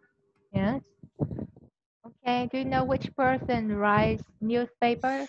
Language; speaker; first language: English; non-native, fluent; Vietnamese